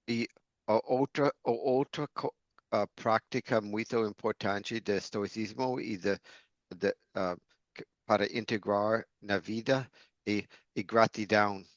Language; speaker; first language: Portuguese; non-native, fluent; English